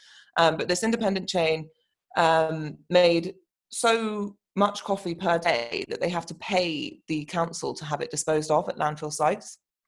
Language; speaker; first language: English; native; English